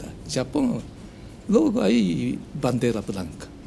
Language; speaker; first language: Portuguese; non-native, learner; Japanese